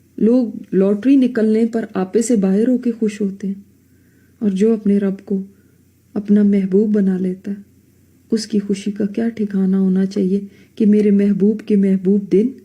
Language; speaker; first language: Urdu; native; Urdu